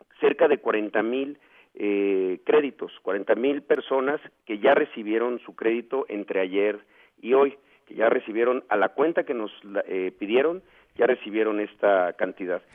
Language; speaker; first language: Spanish; native; Spanish